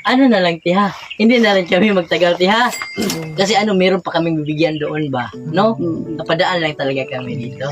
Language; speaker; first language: Filipino; non-native, local second language; Cebuano